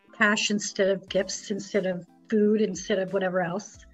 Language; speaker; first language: English; native; English